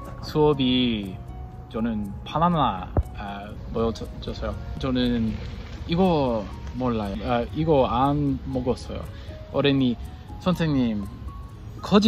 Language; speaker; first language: Korean; non-native, learner; English